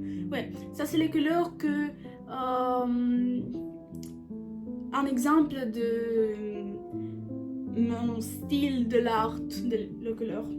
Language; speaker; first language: French; non-native, learner; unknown